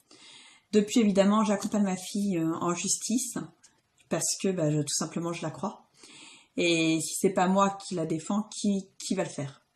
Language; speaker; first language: French; native; French